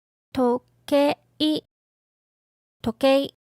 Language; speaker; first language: Japanese; native; Japanese